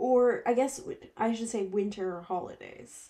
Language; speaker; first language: English; native; English